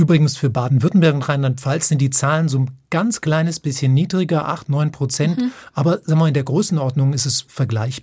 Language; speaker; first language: German; native; German